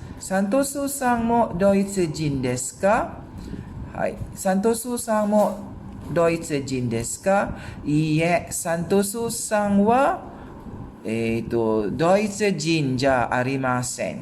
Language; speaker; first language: Japanese; non-native, fluent; Malay